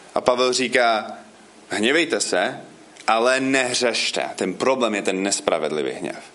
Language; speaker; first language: Czech; non-native, fluent; English